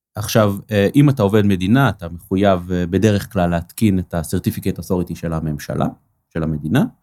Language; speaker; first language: Hebrew; native; Hebrew